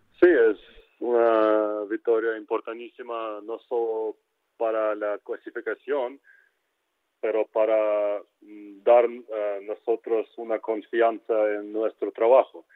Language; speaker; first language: Spanish; non-native, learner; Ukrainian